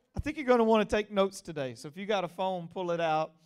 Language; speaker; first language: English; native; English